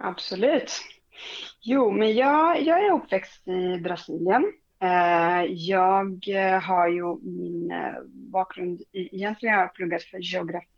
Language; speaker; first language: Swedish; non-native, fluent; Portuguese